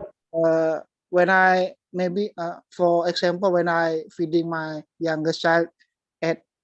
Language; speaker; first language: English; non-native, learner; Indonesian